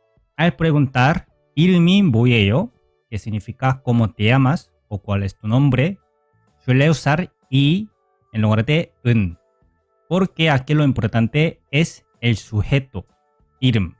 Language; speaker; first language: Spanish; non-native, fluent; Korean